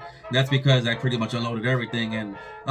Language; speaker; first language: English; native; English